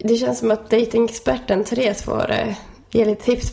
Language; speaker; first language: Swedish; native; Swedish